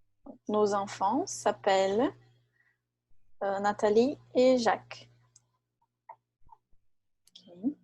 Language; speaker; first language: French; non-native, fluent; Portuguese